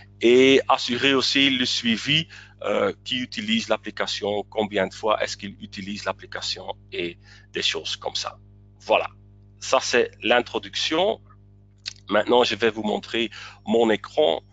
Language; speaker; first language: French; non-native, local second language; Dutch